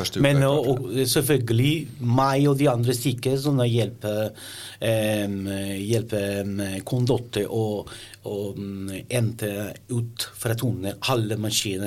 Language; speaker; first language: Norwegian; non-native, learner; Italian